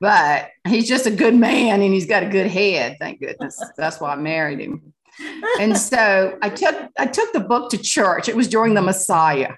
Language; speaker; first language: English; native; English